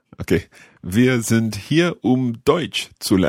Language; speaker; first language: German; non-native, learner; English